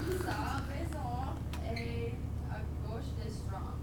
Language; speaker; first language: French; non-native, learner; English